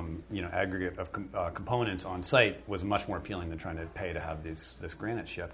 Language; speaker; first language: English; native; English